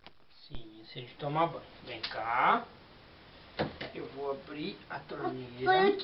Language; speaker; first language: Portuguese; native; Portuguese